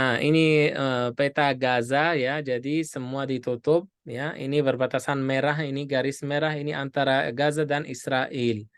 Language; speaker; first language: Indonesian; non-native, fluent; Arabic